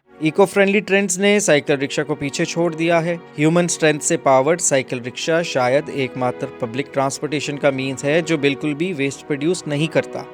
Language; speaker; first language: Hindi; native; Hindi